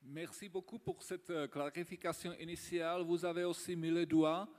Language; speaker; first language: French; non-native, fluent; Czech